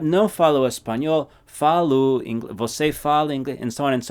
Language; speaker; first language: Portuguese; non-native, fluent; English